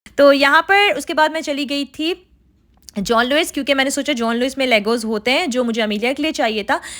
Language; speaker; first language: Hindi; native; Hindi